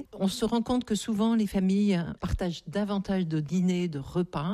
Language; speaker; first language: French; native; French